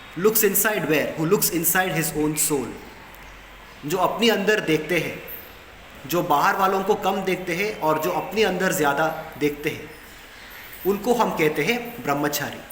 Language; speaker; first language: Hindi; non-native, local second language; Kannada